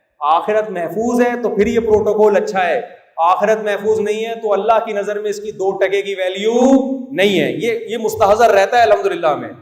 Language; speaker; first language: Urdu; native; Urdu